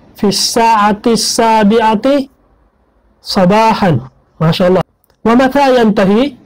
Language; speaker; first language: Arabic; non-native, fluent; Maguindanaon